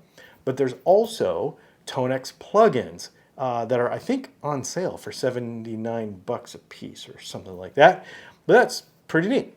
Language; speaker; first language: English; native; English